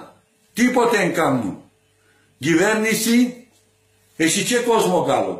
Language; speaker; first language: Greek; non-native, learner; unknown